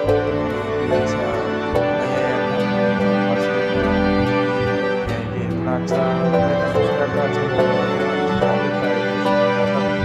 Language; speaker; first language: Hindi; non-native, local second language; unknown